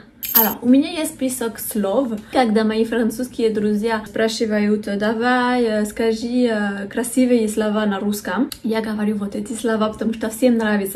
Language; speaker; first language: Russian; non-native, fluent; French